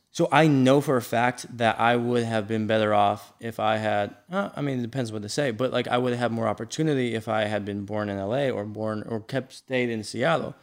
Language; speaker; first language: English; native; English